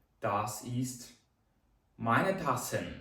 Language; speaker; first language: German; non-native, fluent; Ukrainian